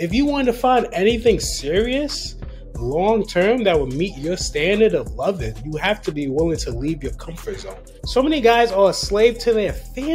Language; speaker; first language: English; native; English